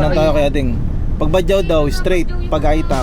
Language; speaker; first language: Filipino; native; Filipino